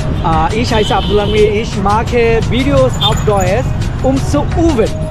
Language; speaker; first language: German; non-native, learner; Bangla